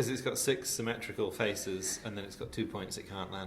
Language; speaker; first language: English; native; English